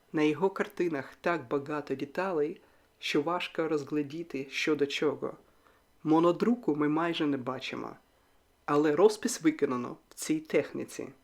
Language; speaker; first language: Ukrainian; non-native, local second language; Russian